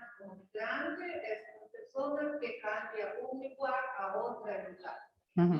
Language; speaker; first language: Spanish; non-native, learner; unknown